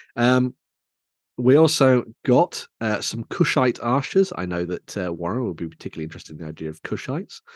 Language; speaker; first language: English; native; English